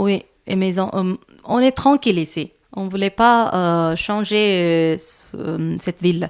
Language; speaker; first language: French; non-native, learner; Malayalam